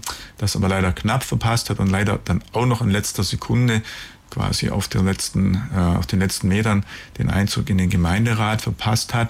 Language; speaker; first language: German; native; German